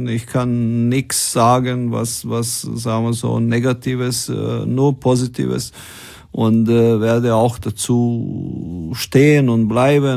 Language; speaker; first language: German; non-native, fluent; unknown